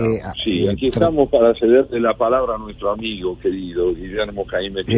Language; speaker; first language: Spanish; native; Spanish